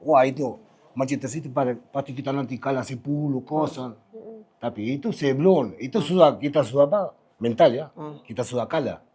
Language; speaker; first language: Indonesian; non-native, fluent; Spanish